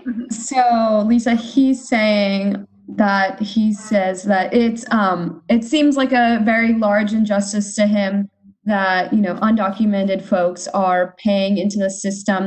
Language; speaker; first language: English; early bilingual, other home language; Spanish